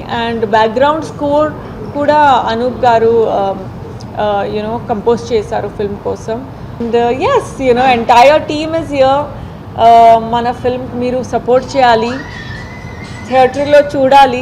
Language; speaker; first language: Telugu; non-native, fluent; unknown